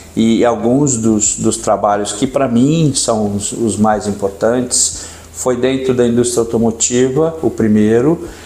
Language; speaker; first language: Portuguese; native; Portuguese